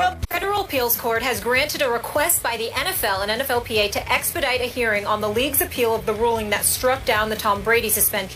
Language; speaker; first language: English; native; English